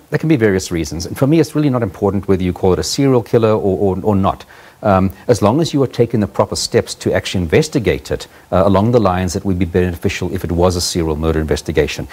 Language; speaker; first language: English; native; English